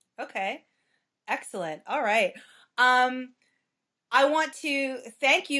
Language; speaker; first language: English; native; English